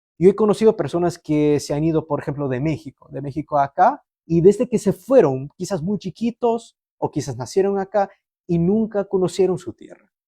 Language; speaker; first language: Spanish; early bilingual, heritage; Spanish